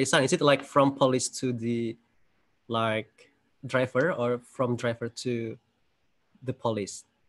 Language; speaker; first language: English; non-native, fluent; Indonesian